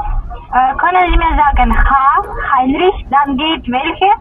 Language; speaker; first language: German; non-native, learner; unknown